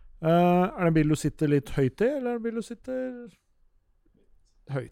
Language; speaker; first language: Norwegian; native; Norwegian